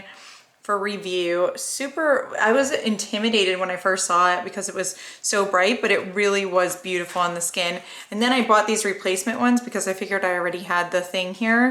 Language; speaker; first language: English; native; English